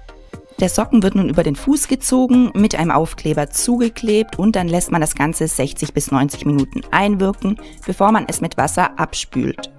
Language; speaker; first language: German; native; German